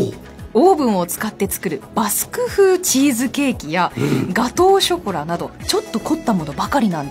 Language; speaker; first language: Japanese; native; Japanese